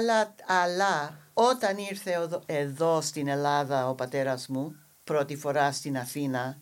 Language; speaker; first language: Greek; non-native, fluent; English